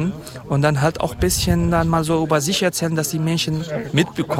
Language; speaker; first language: German; non-native, fluent; Kurdish